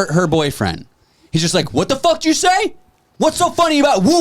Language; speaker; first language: English; native; English